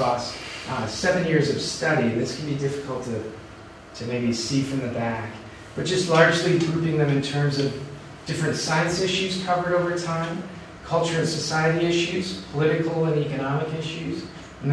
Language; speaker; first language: English; native; English